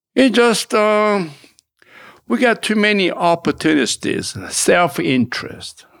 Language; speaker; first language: English; non-native, fluent; Korean